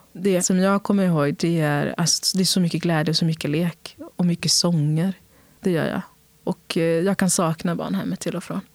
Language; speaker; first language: Swedish; early bilingual, other home language; Portuguese